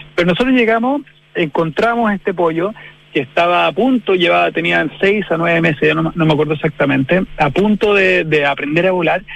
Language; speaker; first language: Spanish; native; Spanish